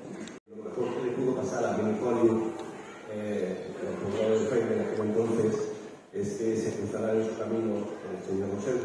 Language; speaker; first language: Spanish; native; Spanish